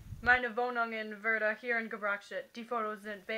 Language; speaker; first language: German; non-native, learner; English